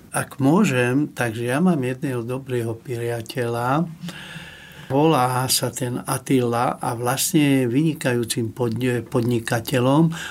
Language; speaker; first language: Slovak; non-native, local second language; Hungarian